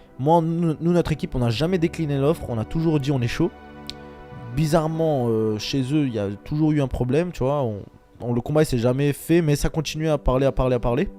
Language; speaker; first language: French; early bilingual, other home language; Chechen